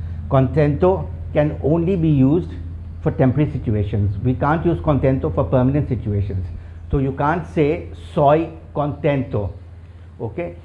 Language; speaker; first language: English; non-native, local second language; Urdu